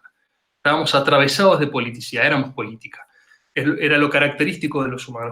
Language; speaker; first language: Spanish; native; Spanish